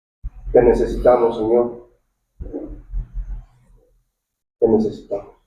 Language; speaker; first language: Spanish; native; Spanish